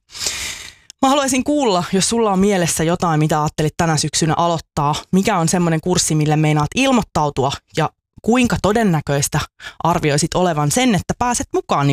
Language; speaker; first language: Finnish; native; Finnish